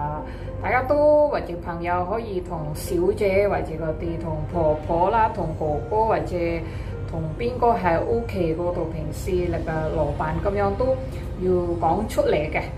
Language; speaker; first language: Cantonese; non-native, learner; Indonesian